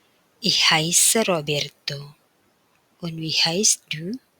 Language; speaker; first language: German; non-native, fluent; Indonesian